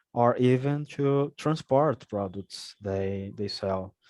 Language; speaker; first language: English; non-native, learner; Portuguese